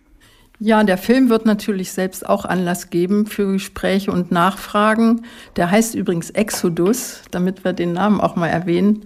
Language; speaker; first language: German; native; German